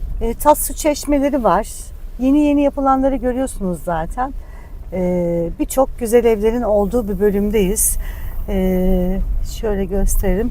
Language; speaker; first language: Turkish; native; Turkish